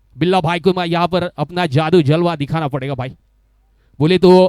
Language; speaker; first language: Hindi; non-native, local second language; Marathi